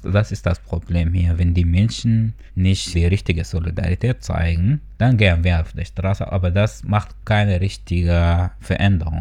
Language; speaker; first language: German; non-native, fluent; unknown